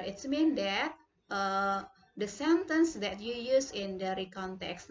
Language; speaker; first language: English; non-native, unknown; Indonesian